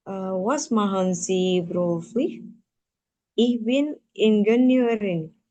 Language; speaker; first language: German; non-native, learner; Indonesian